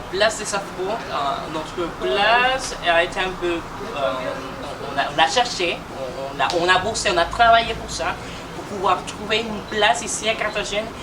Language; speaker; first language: French; non-native, fluent; Spanish